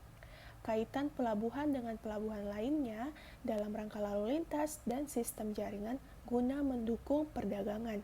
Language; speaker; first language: Indonesian; native; Indonesian